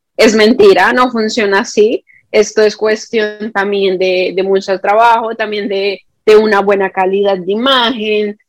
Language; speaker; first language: Spanish; native; Spanish